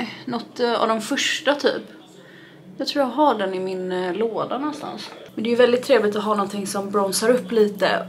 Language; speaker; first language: Swedish; native; Swedish